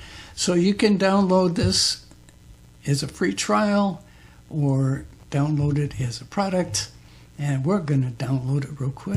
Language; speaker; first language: English; native; English